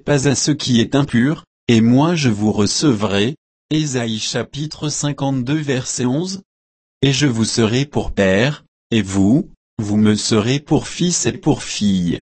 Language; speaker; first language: French; native; French